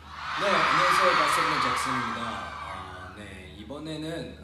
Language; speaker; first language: Korean; non-native, fluent; Cantonese